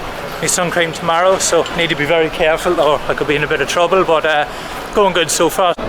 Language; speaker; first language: English; native; English